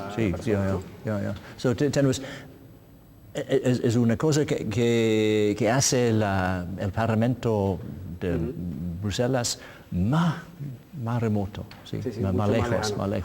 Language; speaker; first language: Spanish; non-native, learner; English